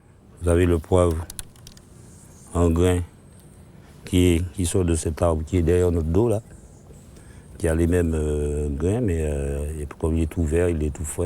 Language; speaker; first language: French; non-native, local second language; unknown